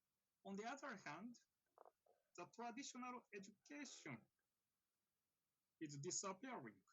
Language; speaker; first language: English; non-native, fluent; Japanese